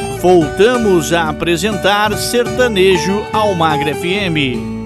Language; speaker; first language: Portuguese; native; Portuguese